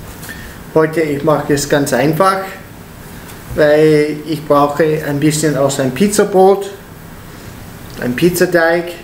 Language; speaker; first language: German; non-native, learner; Italian